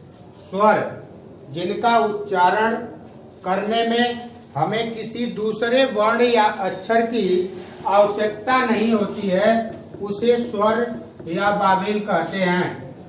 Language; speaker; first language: Hindi; native; Hindi